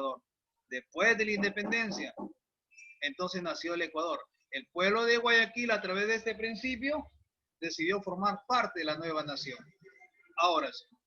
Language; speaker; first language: Spanish; native; Spanish